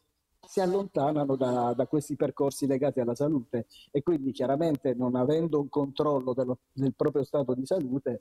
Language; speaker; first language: Italian; native; Italian